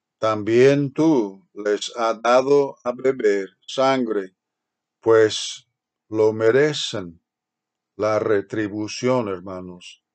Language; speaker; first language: Spanish; non-native, fluent; English